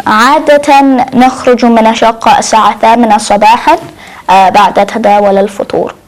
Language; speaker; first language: Arabic; non-native, learner; English